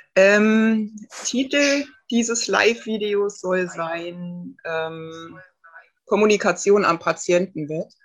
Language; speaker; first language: German; native; German